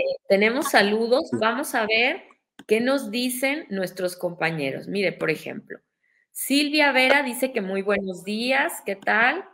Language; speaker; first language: Spanish; native; Spanish